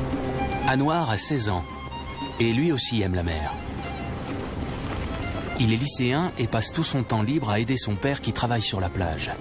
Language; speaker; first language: French; native; French